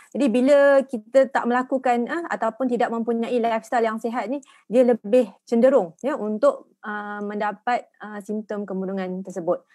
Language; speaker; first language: Malay; native; Malay